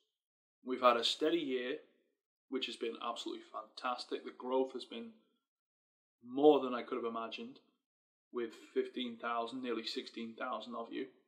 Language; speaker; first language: English; native; English